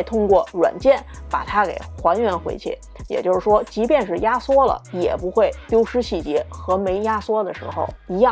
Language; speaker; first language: Chinese; native; Chinese